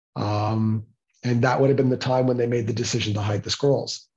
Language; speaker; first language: English; native; English